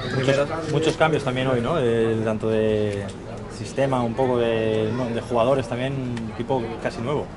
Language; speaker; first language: Spanish; native; Spanish